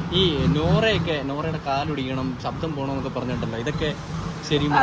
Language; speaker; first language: Malayalam; native; Malayalam